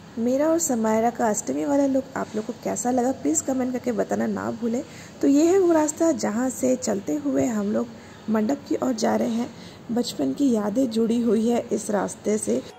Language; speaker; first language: Hindi; non-native, local second language; Bangla